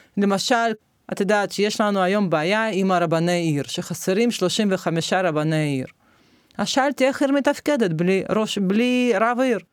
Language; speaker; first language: Hebrew; non-native, fluent; Russian